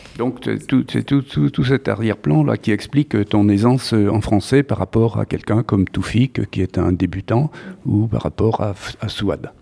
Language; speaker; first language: French; native; French